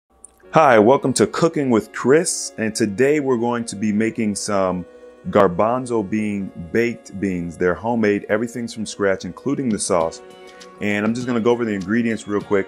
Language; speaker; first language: English; native; English